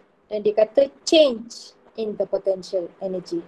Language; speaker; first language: English; non-native, local second language; Malay